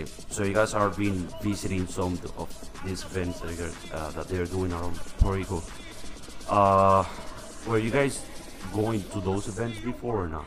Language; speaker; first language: English; non-native, local second language; Spanish